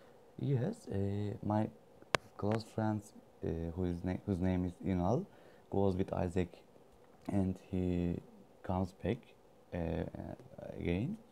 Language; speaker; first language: English; non-native, learner; Turkish